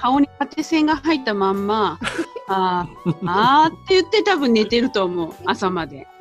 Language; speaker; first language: Japanese; native; Japanese